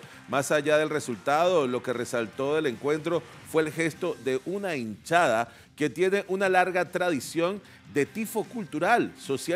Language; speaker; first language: Spanish; native; Spanish